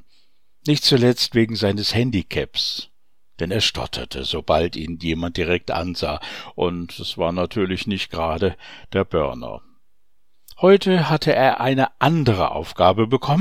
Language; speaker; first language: German; native; German